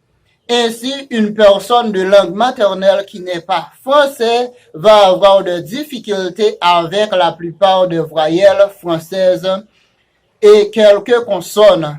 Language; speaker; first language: French; non-native, fluent; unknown